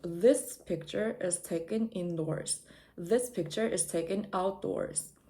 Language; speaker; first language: English; non-native, learner; Korean